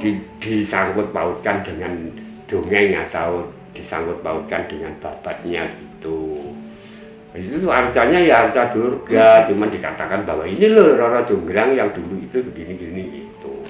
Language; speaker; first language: Indonesian; non-native, local second language; Javanese